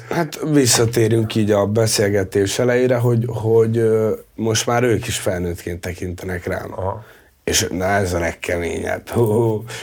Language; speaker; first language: Hungarian; native; Hungarian